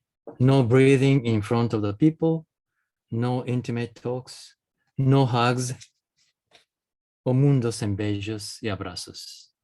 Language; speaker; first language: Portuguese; non-native, fluent; Japanese